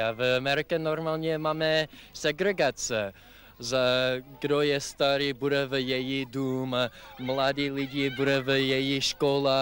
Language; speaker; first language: Czech; non-native, learner; English